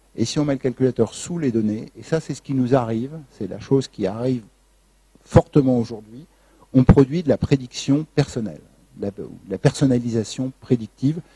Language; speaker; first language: French; native; French